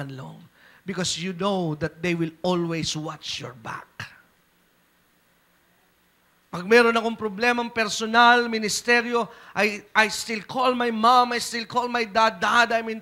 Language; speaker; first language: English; non-native, local second language; Filipino